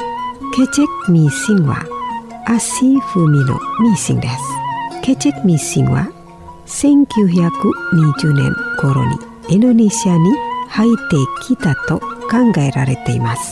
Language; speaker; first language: Japanese; non-native, fluent; Indonesian